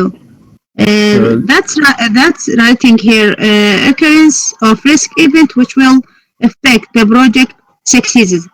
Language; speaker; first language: English; non-native, learner; Arabic